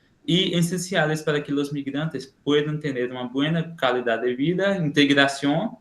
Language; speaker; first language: Spanish; non-native, learner; Portuguese